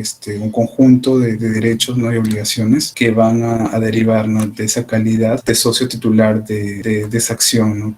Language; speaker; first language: Spanish; native; Spanish